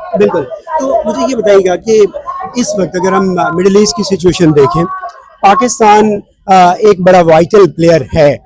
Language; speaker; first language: Urdu; native; Urdu